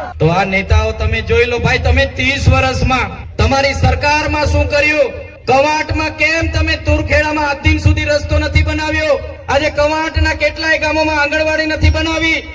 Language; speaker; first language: Gujarati; non-native, local second language; Vasavi